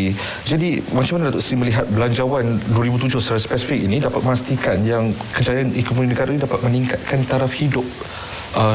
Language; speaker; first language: Malay; native; Malay